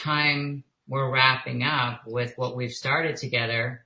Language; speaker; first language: English; native; English